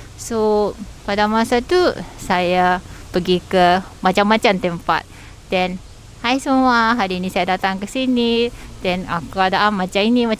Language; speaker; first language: Malay; non-native, fluent; Japanese